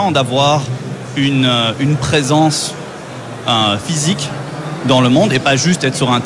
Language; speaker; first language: French; native; French